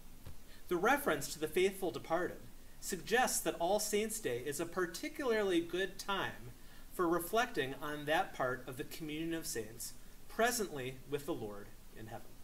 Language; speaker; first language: English; native; English